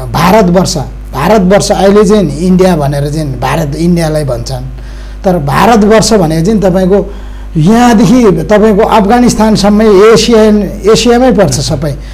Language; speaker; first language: Nepali; non-native, local second language; Eastern Tamang